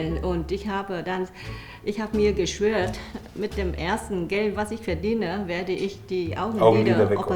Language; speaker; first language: German; non-native, fluent; Vietnamese